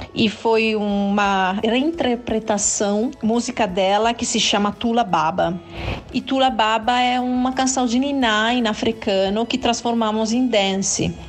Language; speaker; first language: Portuguese; non-native, fluent; Italian